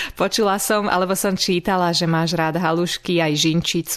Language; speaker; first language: Slovak; native; Slovak